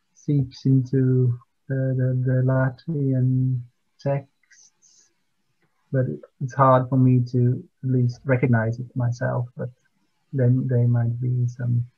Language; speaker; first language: English; non-native, fluent; Latvian